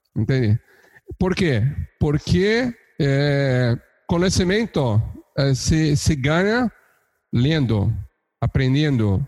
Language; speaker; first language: Portuguese; native; Portuguese